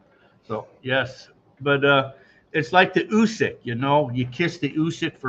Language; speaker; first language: English; native; English